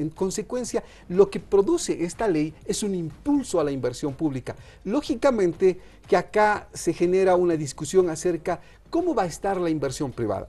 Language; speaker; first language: Spanish; native; Spanish